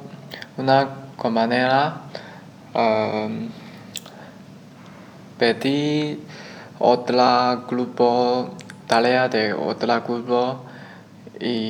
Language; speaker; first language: Spanish; non-native, learner; Chinese